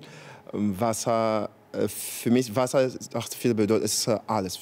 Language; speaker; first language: German; non-native, learner; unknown